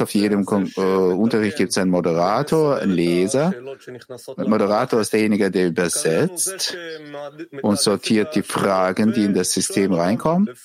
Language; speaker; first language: German; non-native, fluent; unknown